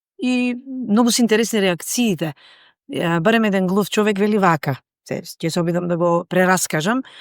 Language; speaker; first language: Macedonian; native; Macedonian